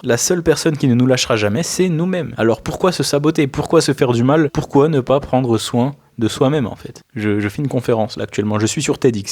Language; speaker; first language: French; native; French